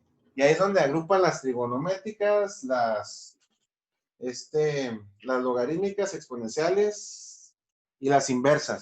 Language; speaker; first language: Spanish; native; Spanish